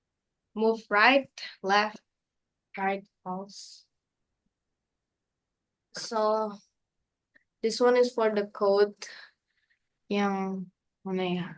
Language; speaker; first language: English; non-native, learner; Indonesian